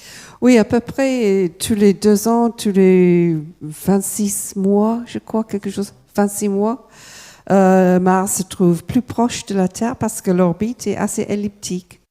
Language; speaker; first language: French; non-native, fluent; English